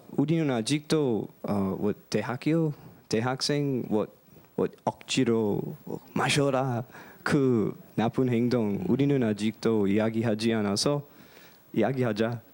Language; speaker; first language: Korean; non-native, learner; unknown